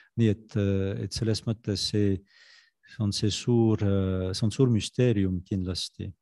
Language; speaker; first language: Estonian; non-native, fluent; French